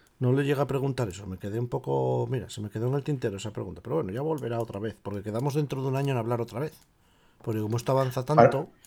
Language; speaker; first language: Spanish; native; Spanish